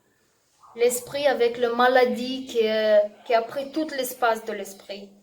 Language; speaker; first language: French; non-native, learner; Russian